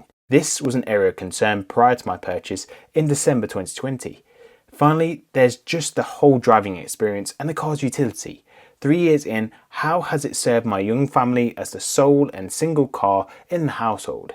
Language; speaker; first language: English; native; English